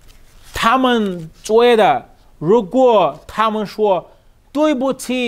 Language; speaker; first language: Chinese; non-native, learner; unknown